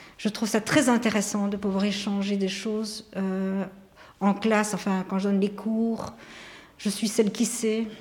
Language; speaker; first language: French; native; French